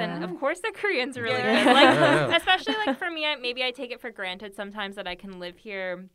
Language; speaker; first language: English; native; English